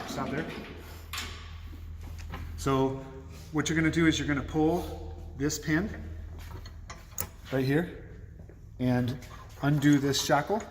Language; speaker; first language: English; native; English